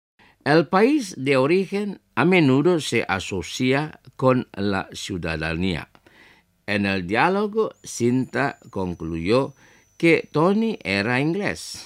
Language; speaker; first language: Spanish; non-native, fluent; Indonesian